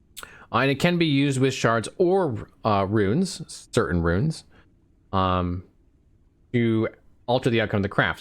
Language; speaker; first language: English; native; English